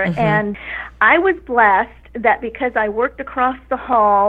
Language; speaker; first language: English; native; English